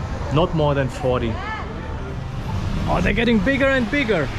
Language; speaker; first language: English; non-native, fluent; German